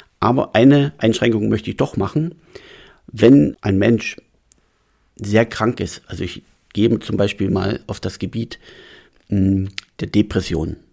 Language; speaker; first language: German; native; German